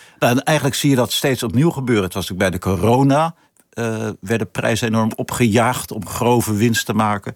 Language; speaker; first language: Dutch; native; Dutch